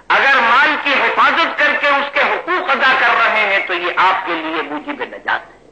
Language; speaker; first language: Urdu; native; Urdu